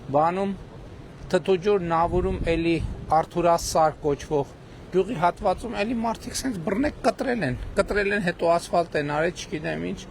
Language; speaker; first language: Armenian; native; Armenian